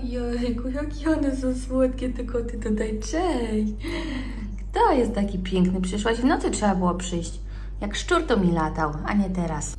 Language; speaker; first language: Polish; native; Polish